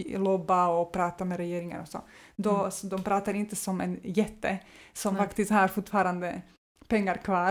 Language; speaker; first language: Swedish; non-native, fluent; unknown